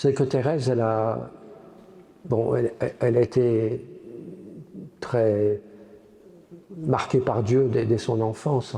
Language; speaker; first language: French; native; French